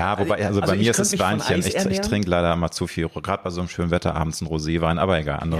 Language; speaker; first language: German; native; German